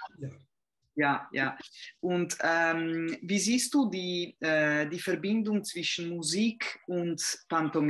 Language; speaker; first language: German; non-native, fluent; Italian